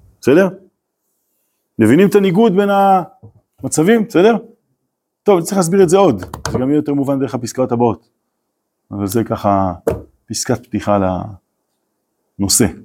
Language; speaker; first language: Hebrew; native; Hebrew